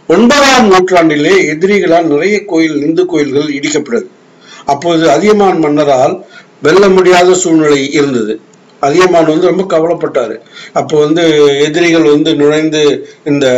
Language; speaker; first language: Tamil; native; Tamil